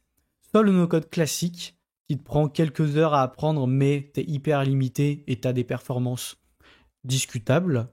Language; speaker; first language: French; native; French